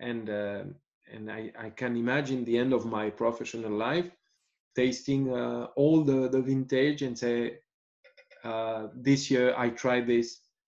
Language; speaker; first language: English; non-native, fluent; French